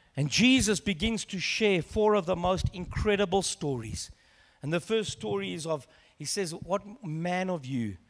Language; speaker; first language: English; native; English